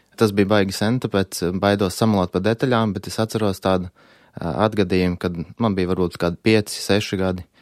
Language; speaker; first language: Latvian; native; Latvian